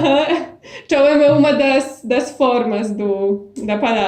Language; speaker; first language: Portuguese; non-native, fluent; Polish